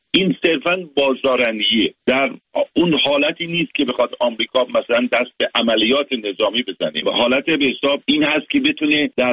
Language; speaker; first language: Persian; native; Persian